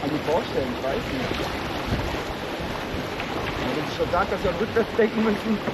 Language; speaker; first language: German; native; German